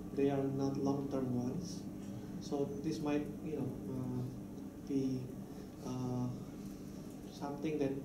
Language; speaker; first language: English; non-native, fluent; Indonesian